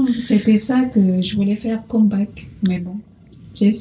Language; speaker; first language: French; non-native, learner; Portuguese